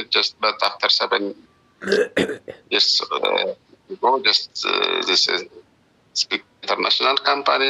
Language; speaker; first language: English; non-native, learner; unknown